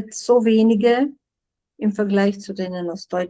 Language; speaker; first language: German; non-native, fluent; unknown